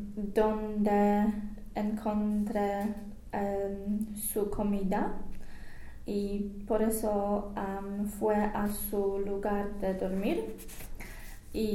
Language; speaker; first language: Spanish; non-native, learner; English